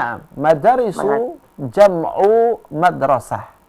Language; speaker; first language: Arabic; non-native, fluent; Indonesian